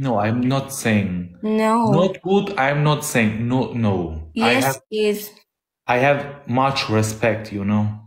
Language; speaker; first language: English; non-native, learner; Albanian